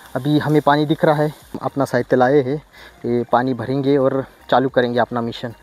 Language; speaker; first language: Hindi; non-native, local second language; Marathi